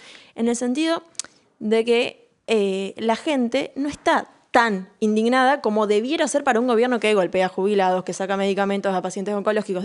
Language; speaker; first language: Spanish; native; Spanish